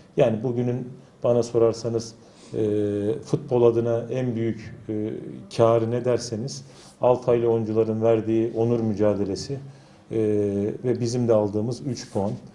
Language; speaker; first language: Turkish; native; Turkish